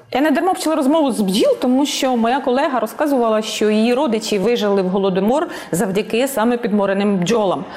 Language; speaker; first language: Ukrainian; native; Ukrainian